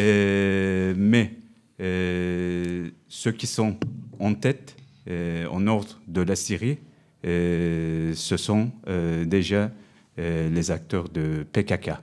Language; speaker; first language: French; non-native, fluent; Turkish